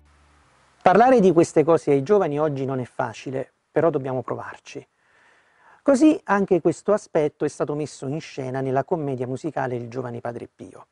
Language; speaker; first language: Italian; native; Italian